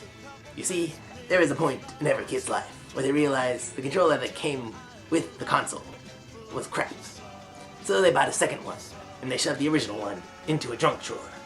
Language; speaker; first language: English; native; English